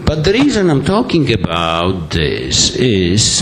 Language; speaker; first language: English; non-native, fluent; Polish